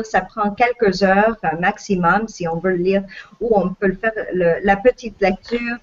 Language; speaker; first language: French; non-native, local second language; English